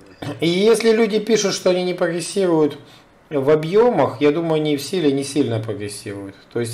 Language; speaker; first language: Russian; native; Russian